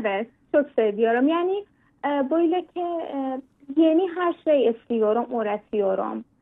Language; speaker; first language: Turkish; non-native, learner; Persian